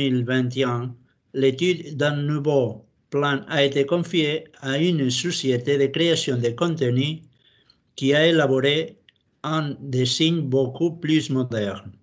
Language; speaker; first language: French; non-native, learner; Catalan